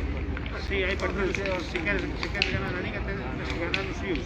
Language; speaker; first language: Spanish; non-native, local second language; Galician